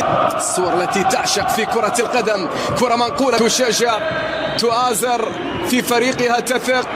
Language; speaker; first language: Arabic; native; Arabic